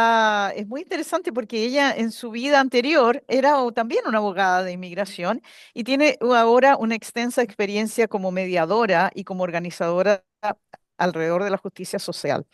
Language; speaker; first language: Spanish; native; Spanish